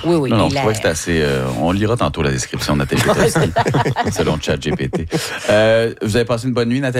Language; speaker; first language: French; native; French